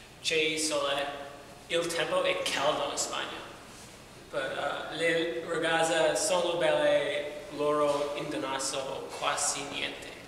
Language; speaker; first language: Italian; non-native, learner; English